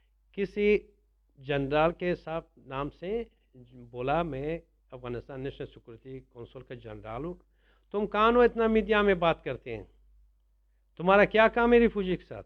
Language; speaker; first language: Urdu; non-native, learner; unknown